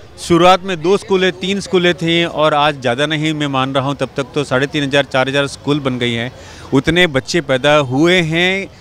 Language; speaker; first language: Hindi; non-native, local second language; Gujarati